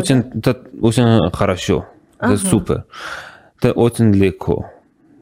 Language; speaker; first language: Russian; non-native, learner; Persian